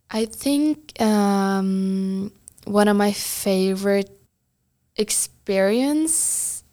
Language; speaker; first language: English; non-native, fluent; Norwegian